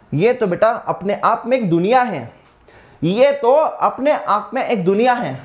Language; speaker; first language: Hindi; non-native, local second language; Marathi